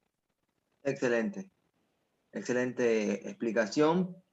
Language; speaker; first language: Spanish; native; Spanish